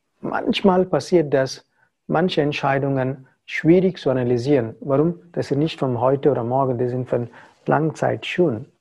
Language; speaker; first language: German; non-native, fluent; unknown